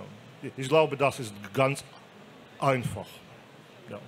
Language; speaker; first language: German; non-native, fluent; Belarusian